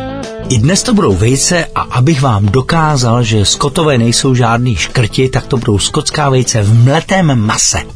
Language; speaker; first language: Czech; native; Czech